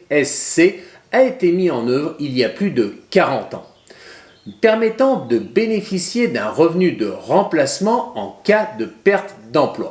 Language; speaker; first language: French; native; French